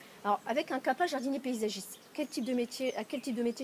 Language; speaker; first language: French; native; French